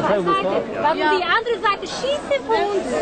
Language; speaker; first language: German; non-native, learner; Croatian